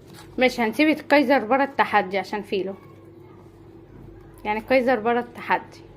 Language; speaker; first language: Arabic; native; Arabic